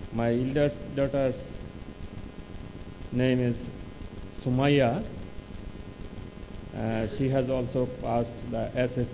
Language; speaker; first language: English; non-native, local second language; Bangla